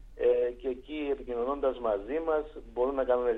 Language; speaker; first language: Greek; native; Greek